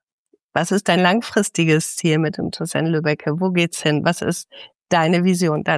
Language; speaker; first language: German; native; German